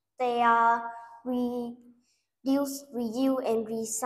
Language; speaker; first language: English; non-native, learner; Vietnamese